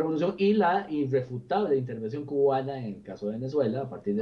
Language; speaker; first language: Spanish; native; Spanish